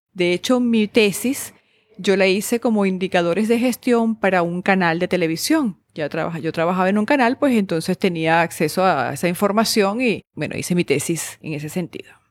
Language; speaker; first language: Spanish; native; Spanish